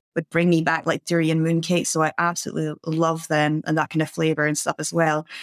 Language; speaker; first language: English; native; English